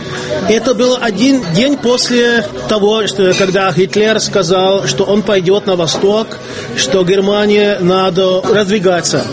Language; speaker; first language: Russian; non-native, fluent; Czech